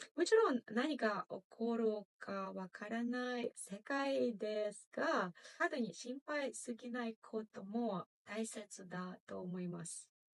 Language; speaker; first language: Japanese; non-native, fluent; Ukrainian